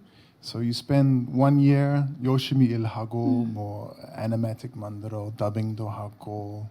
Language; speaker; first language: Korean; non-native, learner; English